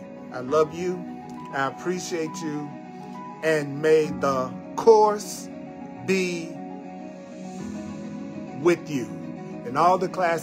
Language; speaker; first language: English; native; English